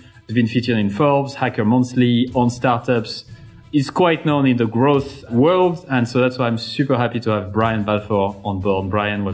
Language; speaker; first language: English; non-native, fluent; French